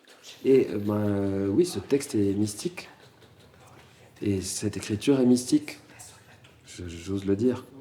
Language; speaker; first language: French; native; French